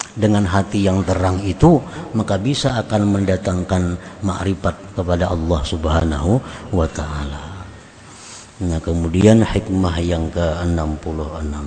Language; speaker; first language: Indonesian; non-native, local second language; Banjar